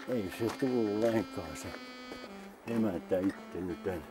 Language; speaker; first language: Finnish; native; Finnish